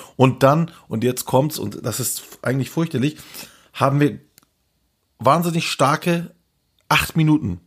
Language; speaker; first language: German; early bilingual, other home language; Turkish